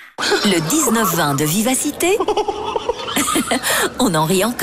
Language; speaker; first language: French; native; French